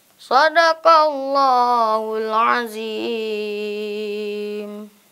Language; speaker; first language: Arabic; non-native, learner; Indonesian